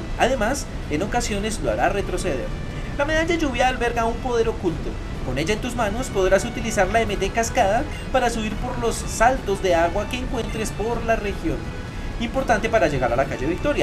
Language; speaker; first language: Spanish; native; Spanish